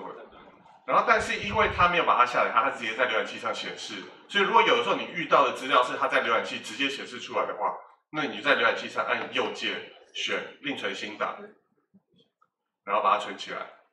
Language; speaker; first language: Chinese; native; Chinese